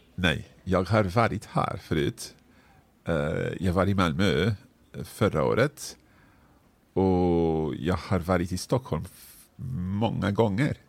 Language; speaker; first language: Swedish; non-native, learner; English